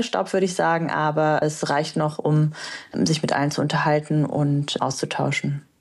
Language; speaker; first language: German; early bilingual, other home language; Romanian